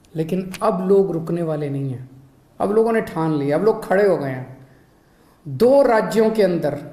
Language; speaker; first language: Hindi; native; Hindi